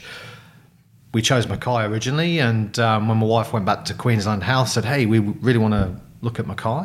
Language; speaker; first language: English; native; English